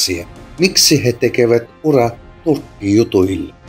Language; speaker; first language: Finnish; non-native, fluent; Turkish